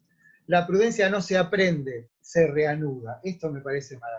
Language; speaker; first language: Spanish; native; Spanish